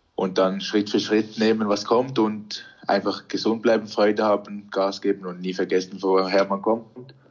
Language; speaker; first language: German; native; German